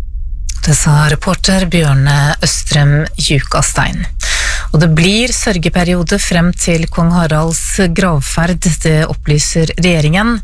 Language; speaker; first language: Norwegian; native; Norwegian